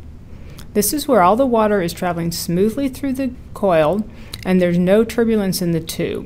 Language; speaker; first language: English; native; English